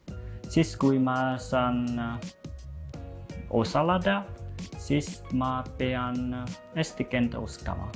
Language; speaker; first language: Estonian; non-native, fluent; Vietnamese